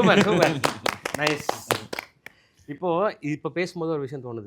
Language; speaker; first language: Tamil; native; Tamil